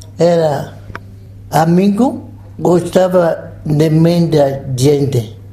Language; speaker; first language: Portuguese; non-native, local second language; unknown